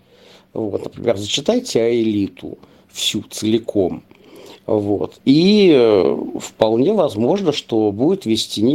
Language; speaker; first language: Russian; native; Russian